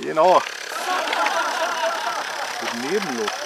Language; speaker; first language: German; native; German